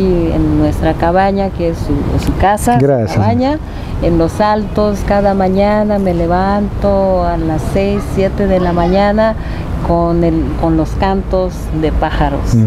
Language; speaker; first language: Spanish; non-native, fluent; Japanese